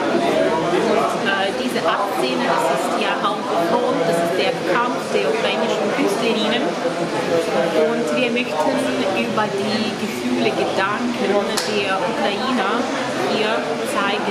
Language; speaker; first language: German; non-native, fluent; Ukrainian